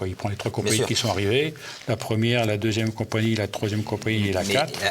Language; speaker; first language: French; native; French